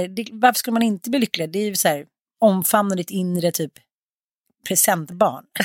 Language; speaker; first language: Swedish; native; Swedish